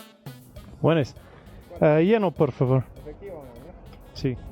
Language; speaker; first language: Spanish; non-native, learner; English